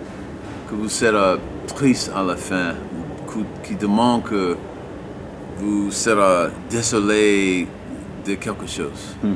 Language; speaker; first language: French; non-native, learner; English